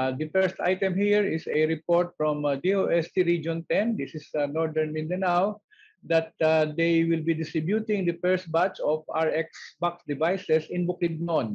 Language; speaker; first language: English; non-native, local second language; Filipino